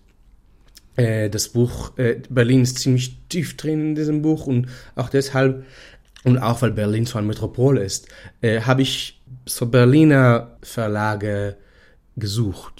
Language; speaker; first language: German; non-native, fluent; Hebrew